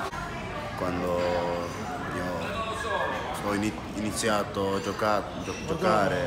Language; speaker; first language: Italian; non-native, learner; Dutch